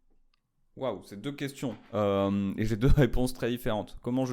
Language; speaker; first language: French; native; French